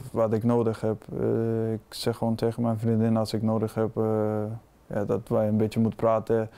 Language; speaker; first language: Dutch; non-native, fluent; Danish